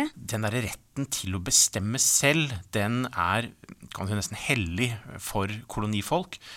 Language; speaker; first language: Norwegian; native; Norwegian